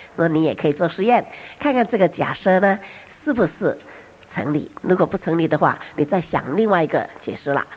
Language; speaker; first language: Chinese; native; Chinese